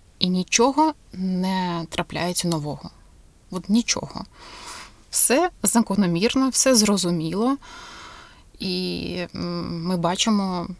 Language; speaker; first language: Ukrainian; non-native, local second language; Russian